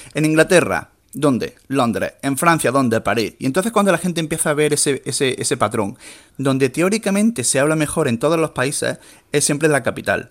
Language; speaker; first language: Spanish; native; Spanish